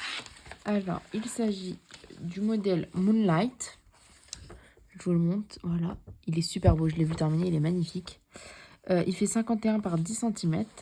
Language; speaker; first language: French; native; French